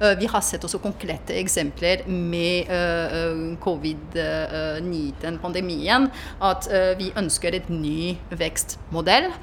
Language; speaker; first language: Norwegian; non-native, fluent; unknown